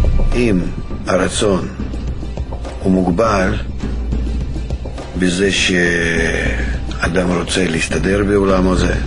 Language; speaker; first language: Hebrew; non-native, fluent; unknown